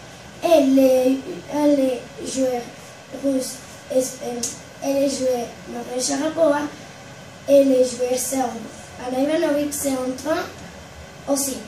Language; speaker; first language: French; non-native, learner; Spanish